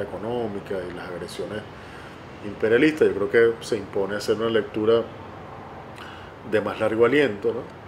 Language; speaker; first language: Spanish; native; Spanish